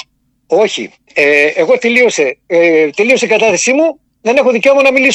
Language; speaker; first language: Greek; native; Greek